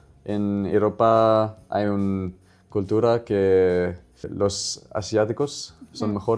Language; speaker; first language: Spanish; non-native, learner; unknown